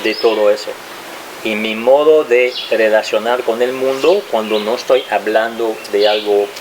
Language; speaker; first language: Spanish; non-native, fluent; French